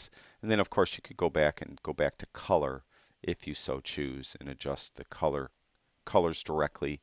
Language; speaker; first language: English; native; English